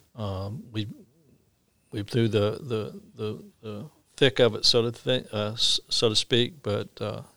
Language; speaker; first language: English; native; English